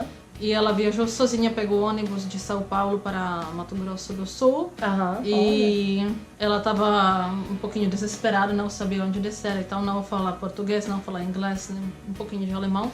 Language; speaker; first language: Portuguese; non-native, fluent; Czech